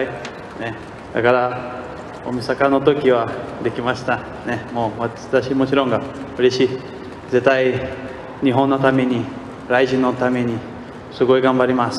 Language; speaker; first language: Japanese; non-native, learner; Portuguese